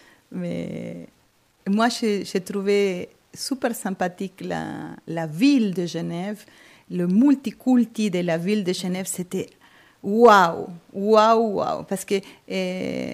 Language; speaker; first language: French; non-native, fluent; Spanish